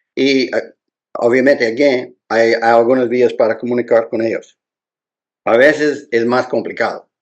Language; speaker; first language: Spanish; non-native, learner; English